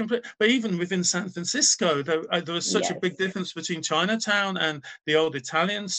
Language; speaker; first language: English; native; English